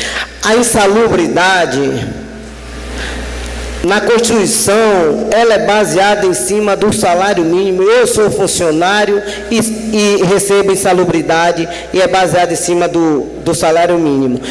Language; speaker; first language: Portuguese; native; Portuguese